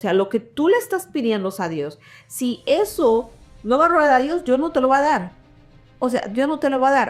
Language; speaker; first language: Spanish; early bilingual, heritage; Spanish